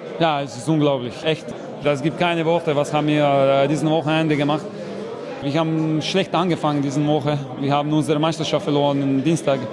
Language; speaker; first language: German; non-native, learner; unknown